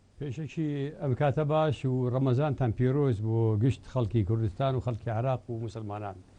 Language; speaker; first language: Central Kurdish; non-native, local second language; Assyrian Neo-Aramaic